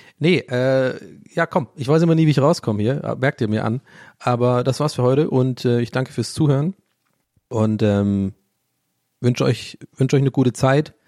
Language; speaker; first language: German; early bilingual, other home language; English